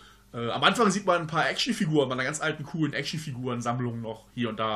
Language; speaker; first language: German; native; German